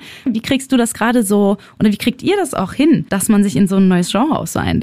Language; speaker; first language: German; native; German